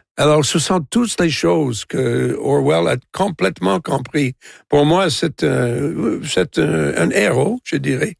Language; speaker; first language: French; non-native, local second language; English